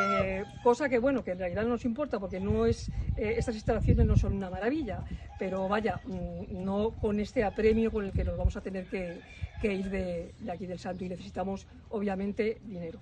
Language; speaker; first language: Spanish; native; Spanish